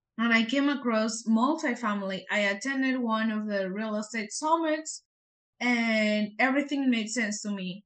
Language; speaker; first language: English; non-native, fluent; Spanish